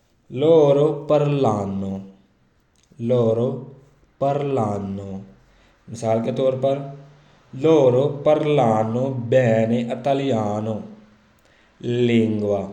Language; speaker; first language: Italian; non-native, learner; Urdu